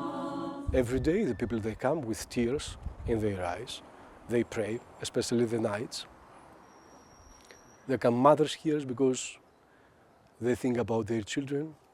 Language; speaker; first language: English; non-native, fluent; Ukrainian